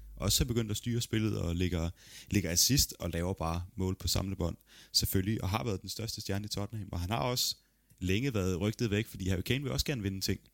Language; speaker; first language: Danish; early bilingual, other home language; Italian